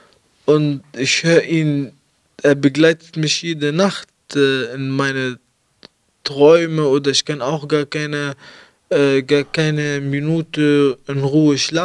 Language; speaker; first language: German; early bilingual, other home language; Arabic